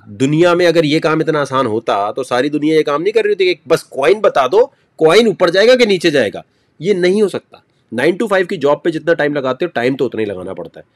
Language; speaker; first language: Urdu; native; Urdu